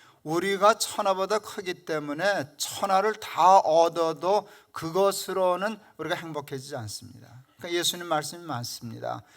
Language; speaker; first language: Korean; native; Korean